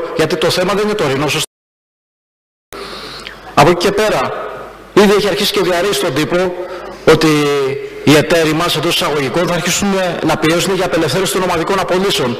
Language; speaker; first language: Greek; native; Greek